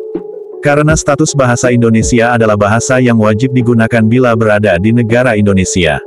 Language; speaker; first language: Indonesian; native; Indonesian